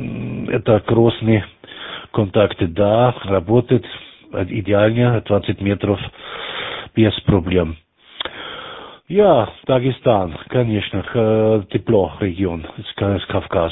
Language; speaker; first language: Russian; non-native, learner; German